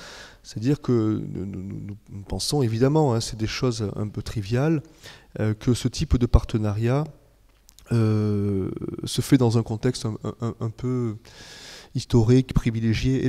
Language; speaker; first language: French; native; French